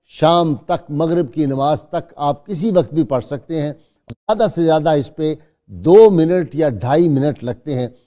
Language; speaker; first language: Urdu; native; Urdu